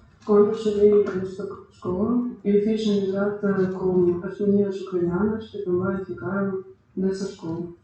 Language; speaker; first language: Portuguese; non-native, learner; Ukrainian